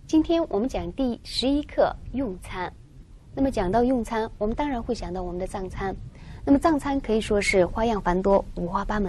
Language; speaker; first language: Chinese; non-native, local second language; Tibetan